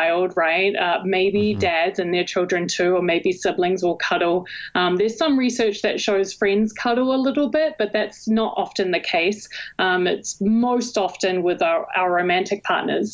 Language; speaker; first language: English; native; English